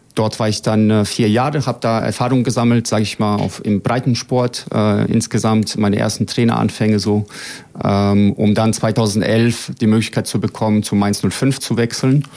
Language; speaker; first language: German; early bilingual, other home language; Bosnian